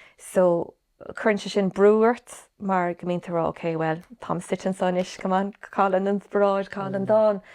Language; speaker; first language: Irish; native; Irish